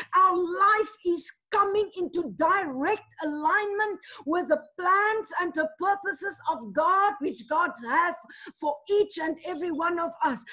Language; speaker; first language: English; non-native, local second language; Afrikaans